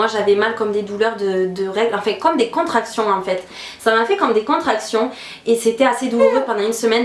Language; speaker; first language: French; native; French